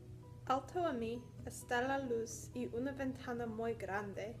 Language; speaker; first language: Spanish; non-native, learner; English